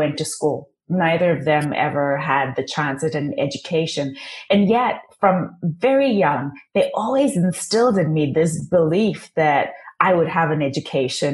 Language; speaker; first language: English; non-native, local second language; Shona